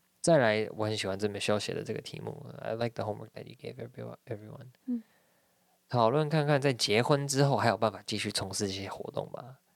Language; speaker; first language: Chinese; native; Chinese